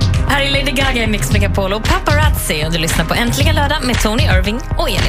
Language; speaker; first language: Swedish; native; Swedish